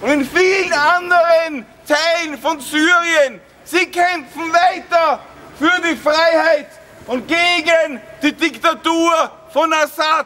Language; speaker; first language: German; non-native, fluent; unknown